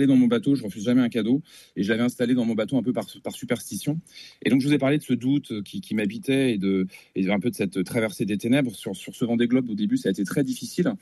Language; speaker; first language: French; native; French